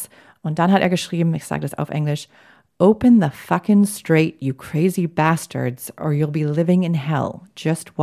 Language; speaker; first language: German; non-native, fluent; English